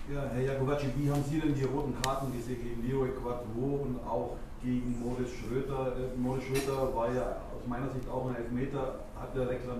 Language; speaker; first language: German; native; German